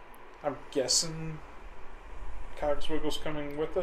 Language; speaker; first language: English; native; English